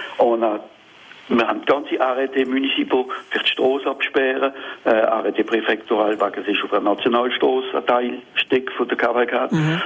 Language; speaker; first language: German; non-native, local second language; French